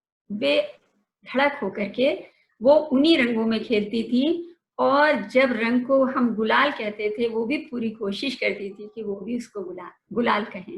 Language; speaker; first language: Hindi; native; Hindi